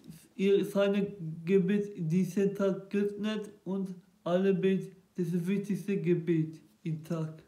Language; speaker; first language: German; non-native, local second language; Turkish